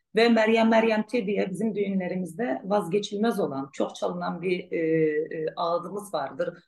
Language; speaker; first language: Turkish; non-native, local second language; Arabic